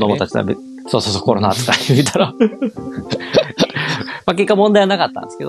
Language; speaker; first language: Japanese; native; Japanese